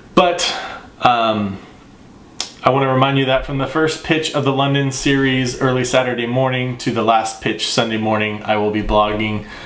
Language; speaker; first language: English; native; English